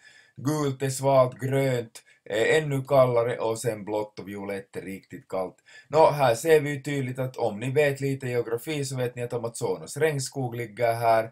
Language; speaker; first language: Swedish; native; Swedish